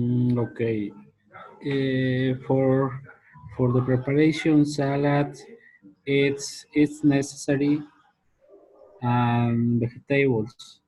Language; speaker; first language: English; non-native, learner; Spanish